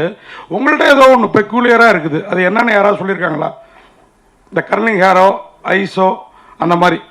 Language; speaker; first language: Tamil; native; Tamil